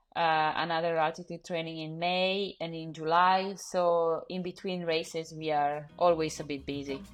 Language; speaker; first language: English; non-native, fluent; Italian